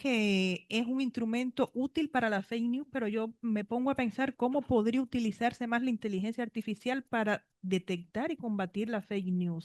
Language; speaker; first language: Spanish; native; Spanish